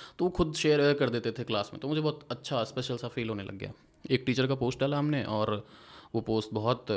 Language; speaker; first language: Hindi; native; Hindi